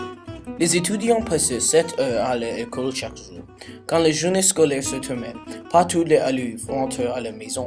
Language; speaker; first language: French; non-native, learner; English